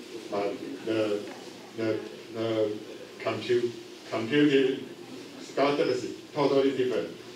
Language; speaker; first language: English; non-native, fluent; Chinese